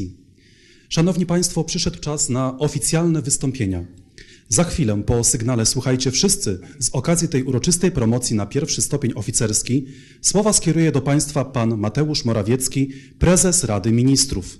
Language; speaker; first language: Polish; native; Polish